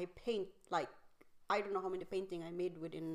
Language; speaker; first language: English; non-native, local second language; Filipino